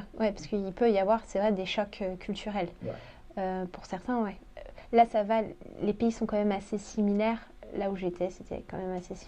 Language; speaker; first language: French; early bilingual, other home language; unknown